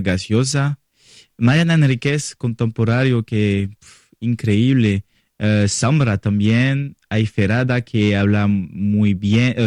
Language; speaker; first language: Spanish; non-native, learner; French